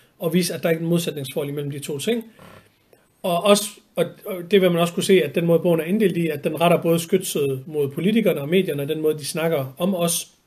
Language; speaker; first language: Danish; early bilingual, other home language; Arabic